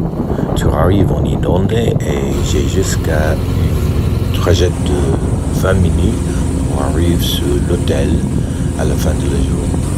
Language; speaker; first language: French; non-native, learner; English